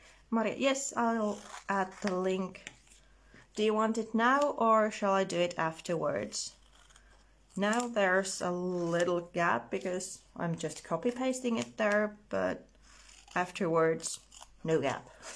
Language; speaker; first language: English; non-native, fluent; Finnish